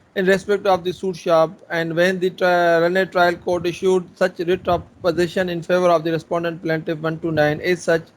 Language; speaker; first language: English; non-native, local second language; Urdu